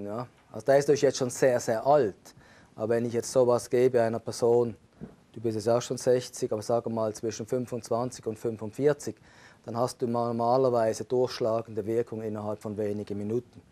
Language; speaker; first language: German; native; German